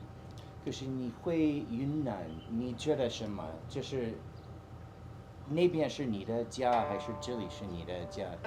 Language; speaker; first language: Chinese; non-native, learner; English